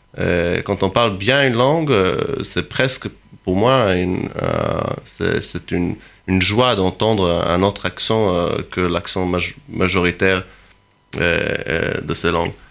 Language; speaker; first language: French; non-native, fluent; Hebrew